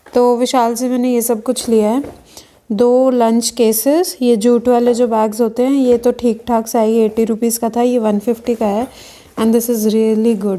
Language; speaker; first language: Hindi; native; Hindi